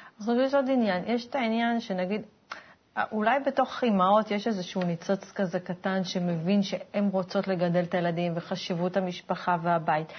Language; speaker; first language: Hebrew; native; Hebrew